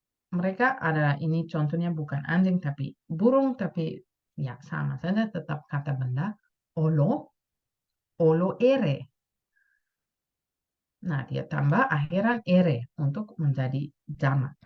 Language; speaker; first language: Indonesian; non-native, fluent; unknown